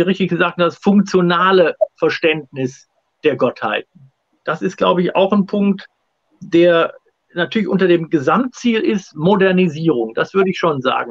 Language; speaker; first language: German; native; German